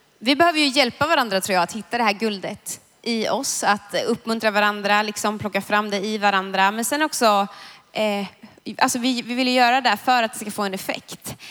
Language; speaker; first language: Swedish; native; Swedish